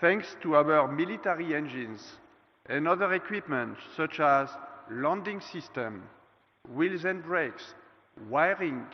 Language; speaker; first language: English; non-native, fluent; French